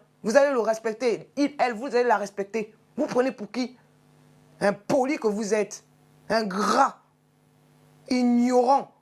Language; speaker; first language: French; native; French